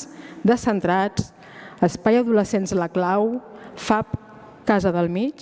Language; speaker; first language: Catalan; native; Catalan